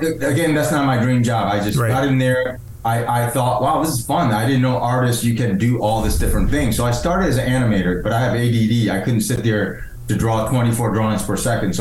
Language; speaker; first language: English; early bilingual, other home language; Chinese